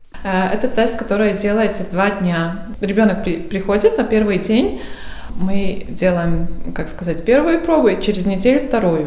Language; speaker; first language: Russian; non-native, local second language; Latvian